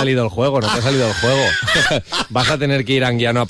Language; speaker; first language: Spanish; native; Spanish